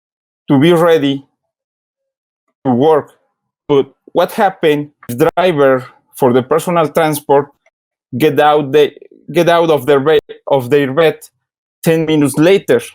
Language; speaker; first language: English; non-native, learner; Spanish